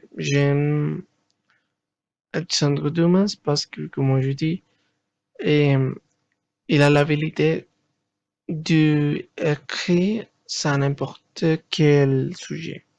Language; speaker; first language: French; non-native, learner; Spanish